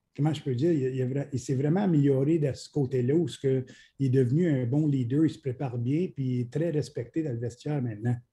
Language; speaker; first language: French; native; French